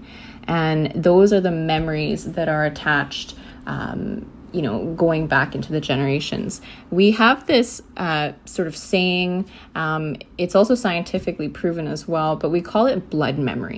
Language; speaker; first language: English; native; English